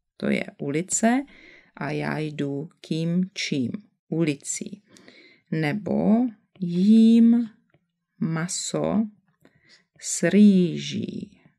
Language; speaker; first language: Czech; native; Czech